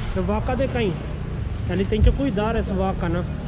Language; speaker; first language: Portuguese; non-native, learner; Hindi